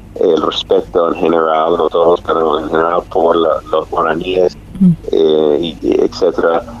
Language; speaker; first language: Spanish; non-native, fluent; English